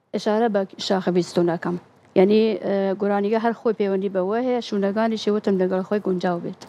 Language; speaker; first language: Central Kurdish; non-native, local second language; Southern Kurdish